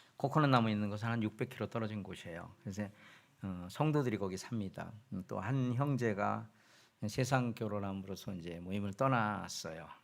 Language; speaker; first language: Korean; native; Korean